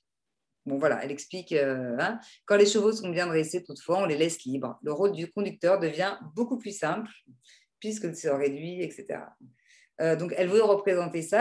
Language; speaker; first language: French; native; French